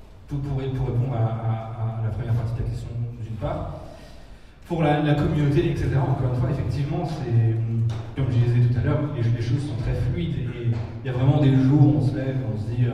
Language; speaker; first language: French; native; French